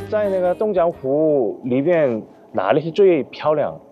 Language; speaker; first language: Chinese; non-native, learner; Korean